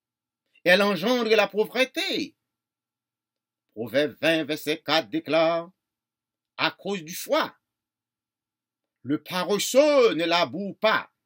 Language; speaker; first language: French; non-native, local second language; Haitian Creole